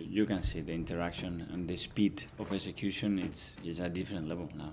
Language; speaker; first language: English; non-native, fluent; Spanish